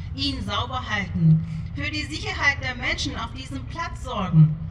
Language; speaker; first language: German; early bilingual, other home language; Turkish